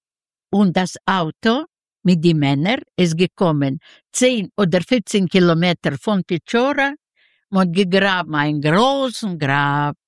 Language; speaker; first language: German; non-native, learner; Yiddish